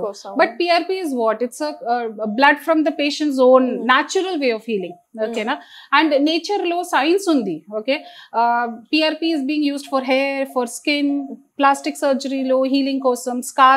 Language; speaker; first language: Telugu; non-native, fluent; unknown